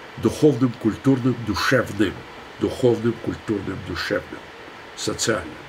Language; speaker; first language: Russian; non-native, local second language; Armenian